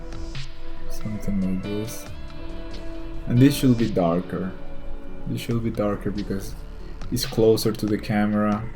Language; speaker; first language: English; non-native, fluent; Spanish